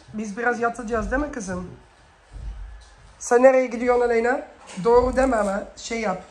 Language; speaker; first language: Turkish; early bilingual, heritage; Turkish